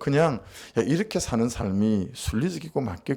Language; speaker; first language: Korean; native; Korean